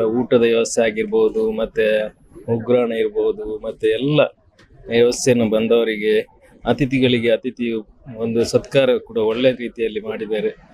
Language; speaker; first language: Kannada; native; Kannada